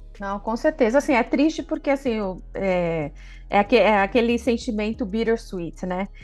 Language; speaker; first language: Portuguese; native; Portuguese